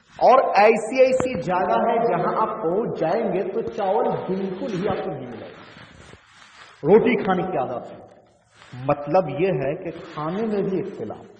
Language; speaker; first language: Urdu; non-native, local second language; Bangla